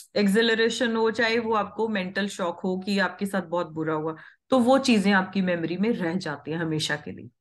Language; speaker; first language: Hindi; non-native, local second language; Punjabi